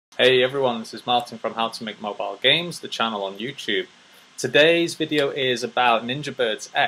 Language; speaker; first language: English; native; English